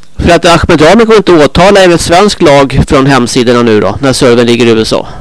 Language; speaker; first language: Swedish; native; Swedish